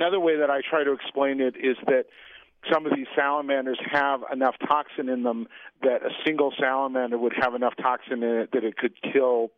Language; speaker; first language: English; native; English